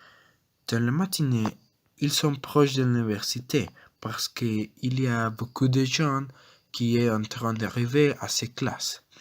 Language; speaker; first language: French; non-native, learner; Spanish